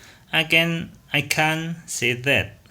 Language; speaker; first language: English; non-native, fluent; Indonesian